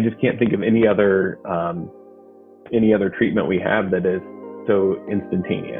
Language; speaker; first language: English; native; English